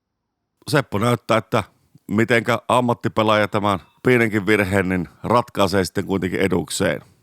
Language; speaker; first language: Finnish; native; Finnish